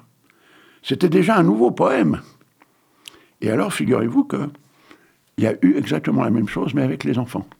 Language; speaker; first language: French; native; French